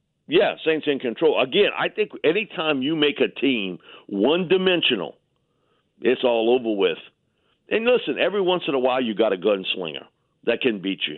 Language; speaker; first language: English; native; English